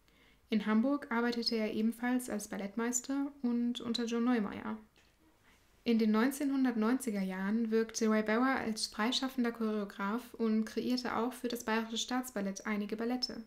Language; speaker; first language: German; native; German